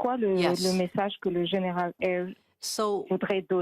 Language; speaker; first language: French; native; French